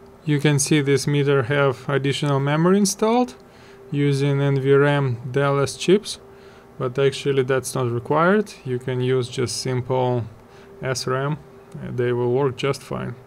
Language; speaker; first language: English; non-native, fluent; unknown